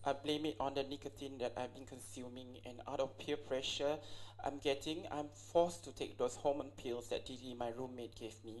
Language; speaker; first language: English; non-native, local second language; Malay